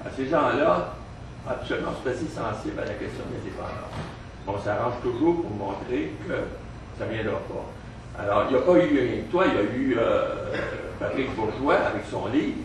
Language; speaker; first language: French; native; French